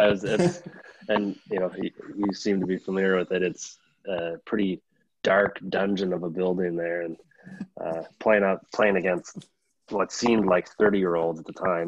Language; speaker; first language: English; native; English